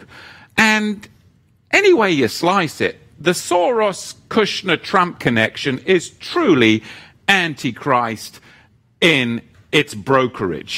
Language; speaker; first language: English; native; English